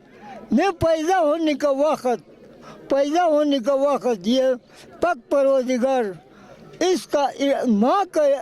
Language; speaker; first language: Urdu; non-native, local second language; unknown